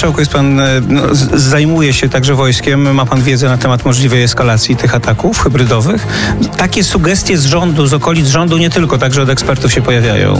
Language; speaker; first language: Polish; native; Polish